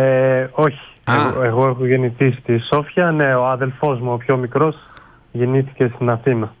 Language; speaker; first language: Greek; early bilingual, other home language; Bulgarian